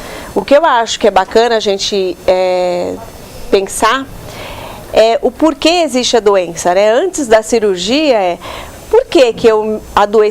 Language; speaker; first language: Portuguese; native; Portuguese